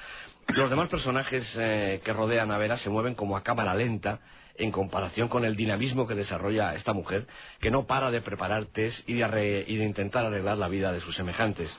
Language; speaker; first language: Spanish; native; Spanish